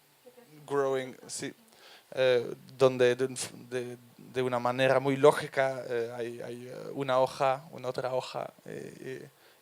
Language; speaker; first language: Spanish; non-native, fluent; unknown